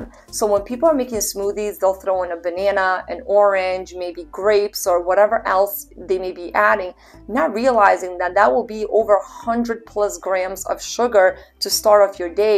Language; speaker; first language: English; native; English